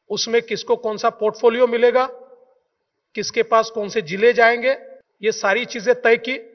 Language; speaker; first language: Hindi; non-native, local second language; Marathi